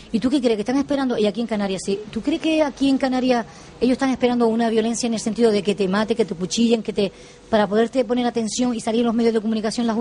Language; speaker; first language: Spanish; native; Spanish